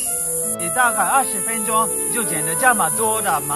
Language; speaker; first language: Chinese; non-native, fluent; Japanese